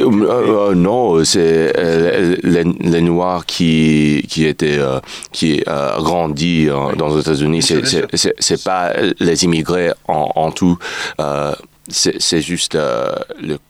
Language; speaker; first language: French; non-native, learner; English